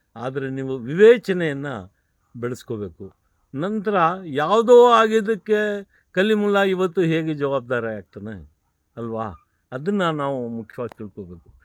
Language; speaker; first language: Kannada; non-native, local second language; Urdu